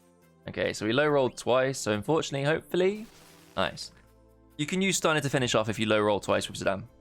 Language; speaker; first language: English; native; English